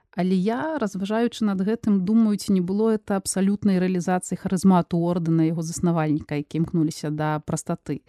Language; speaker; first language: Belarusian; non-native, local second language; Russian